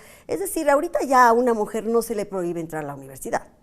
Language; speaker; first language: Spanish; native; Spanish